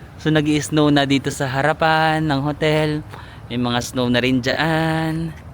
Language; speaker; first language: Filipino; native; Filipino